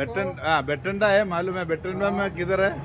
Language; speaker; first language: Hindi; non-native, local second language; Malayalam